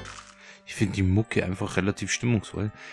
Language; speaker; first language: German; native; German